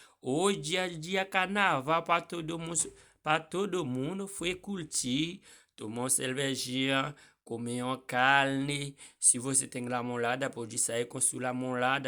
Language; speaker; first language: Portuguese; non-native, learner; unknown